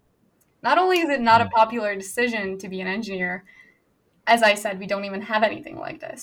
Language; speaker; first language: English; non-native, fluent; Hungarian